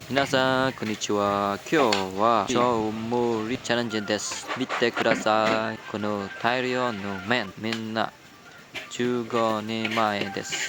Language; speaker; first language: Japanese; non-native, learner; Vietnamese